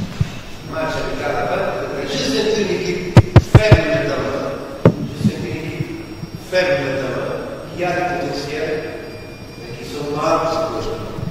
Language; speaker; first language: French; non-native, learner; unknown